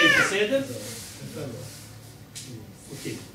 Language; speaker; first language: Hebrew; non-native, learner; Russian